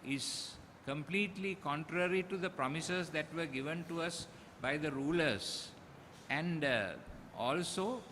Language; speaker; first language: English; non-native, local second language; Sinhala